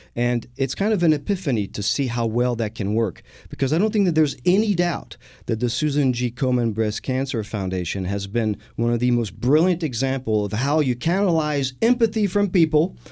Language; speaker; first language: English; non-native, fluent; French